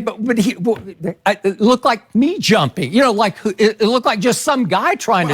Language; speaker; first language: English; native; English